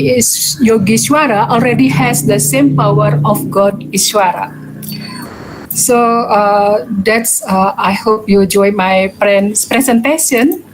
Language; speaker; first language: English; non-native, learner; Balinese